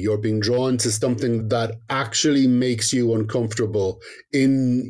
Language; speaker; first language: English; native; English